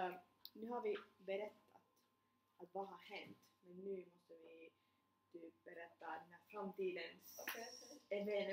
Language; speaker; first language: Swedish; non-native, fluent; Finnish